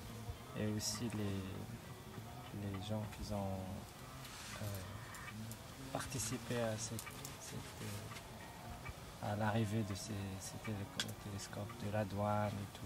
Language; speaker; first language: French; non-native, local second language; Arabic